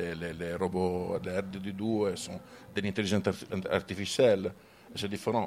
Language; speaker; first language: French; non-native, learner; Italian